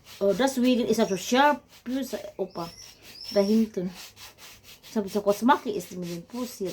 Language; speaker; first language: German; non-native, learner; Filipino